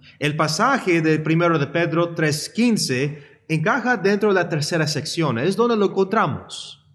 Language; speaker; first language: Spanish; early bilingual, heritage; Spanish